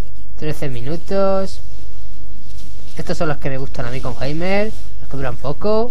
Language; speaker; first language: Spanish; native; Spanish